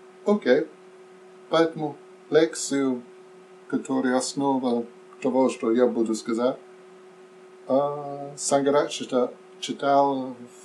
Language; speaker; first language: Russian; non-native, fluent; English